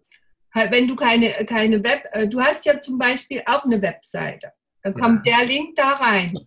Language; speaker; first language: German; native; German